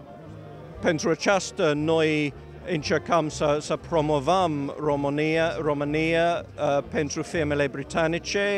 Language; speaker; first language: Romanian; non-native, learner; English